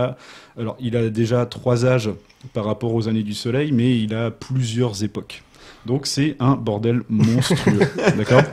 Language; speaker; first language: French; native; French